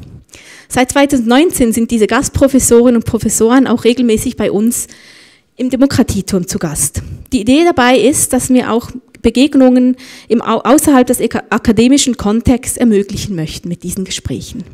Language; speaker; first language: German; native; German